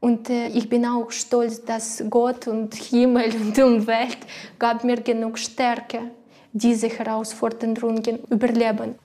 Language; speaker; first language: German; non-native, learner; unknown